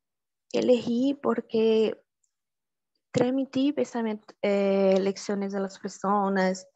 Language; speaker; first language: Spanish; non-native, learner; Portuguese